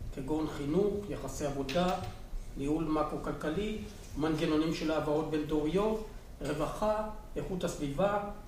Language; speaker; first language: Hebrew; native; Hebrew